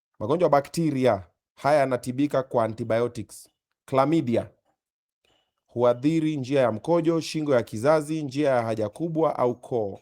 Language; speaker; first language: Swahili; native; Swahili